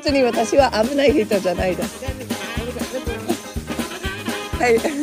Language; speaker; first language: Japanese; non-native, fluent; English